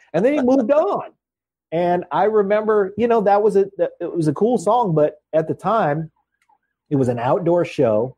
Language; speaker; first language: English; native; English